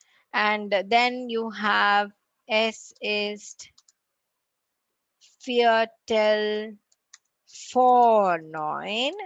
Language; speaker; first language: German; non-native, learner; Tamil